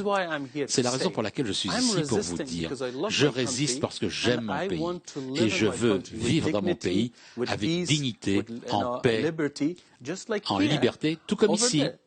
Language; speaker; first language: French; non-native, fluent; Persian